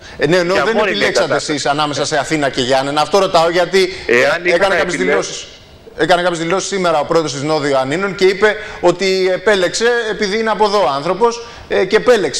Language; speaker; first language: Greek; native; Greek